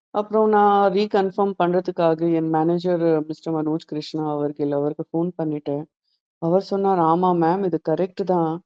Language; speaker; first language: Tamil; non-native, learner; Gujarati